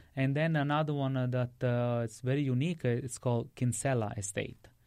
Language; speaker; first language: English; non-native, fluent; Italian